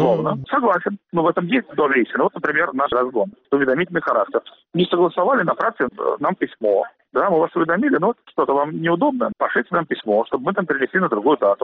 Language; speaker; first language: Russian; native; Russian